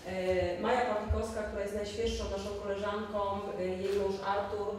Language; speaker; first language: Polish; native; Polish